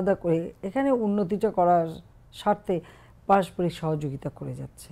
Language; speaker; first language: Bangla; native; Bangla